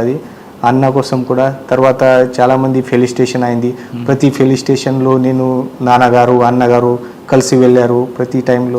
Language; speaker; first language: Telugu; non-native, learner; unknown